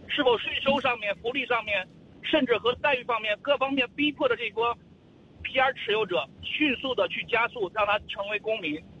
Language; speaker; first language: Chinese; native; Chinese